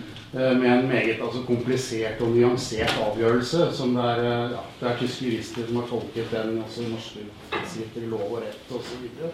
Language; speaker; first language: Norwegian; native; Norwegian